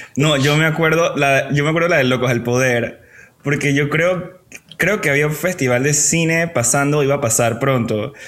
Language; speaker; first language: Spanish; native; Spanish